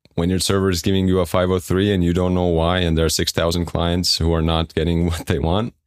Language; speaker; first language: English; non-native, fluent; Estonian